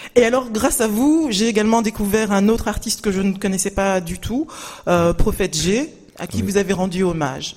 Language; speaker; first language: French; native; French